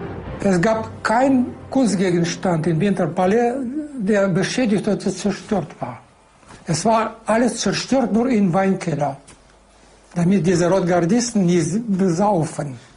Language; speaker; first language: German; non-native, fluent; Russian